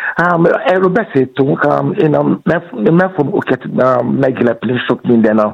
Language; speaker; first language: Hungarian; non-native, fluent; Yoruba